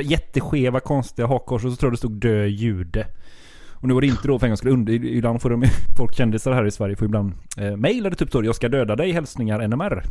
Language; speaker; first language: Swedish; native; Swedish